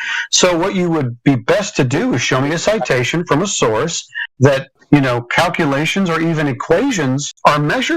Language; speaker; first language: English; native; English